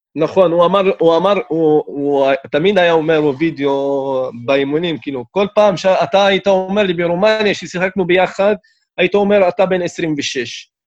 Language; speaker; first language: Hebrew; non-native, local second language; Arabic